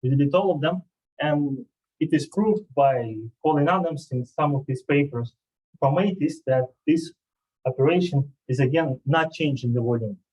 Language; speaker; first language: English; non-native, fluent; Russian